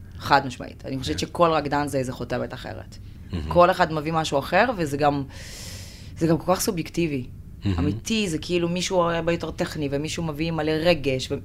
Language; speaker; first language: Hebrew; non-native, fluent; Russian